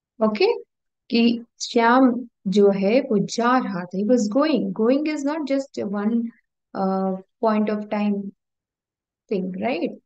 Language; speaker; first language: Hindi; native; Hindi